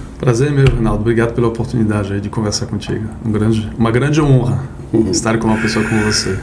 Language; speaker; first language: Portuguese; non-native, fluent; French